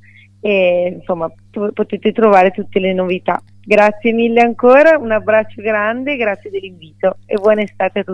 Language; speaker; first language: Italian; native; Italian